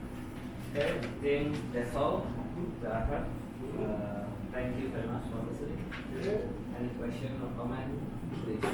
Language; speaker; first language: English; non-native, fluent; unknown